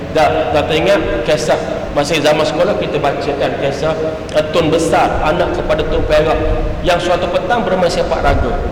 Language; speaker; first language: Malay; native; Malay